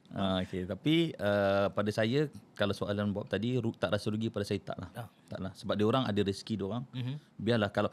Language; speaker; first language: Malay; native; Malay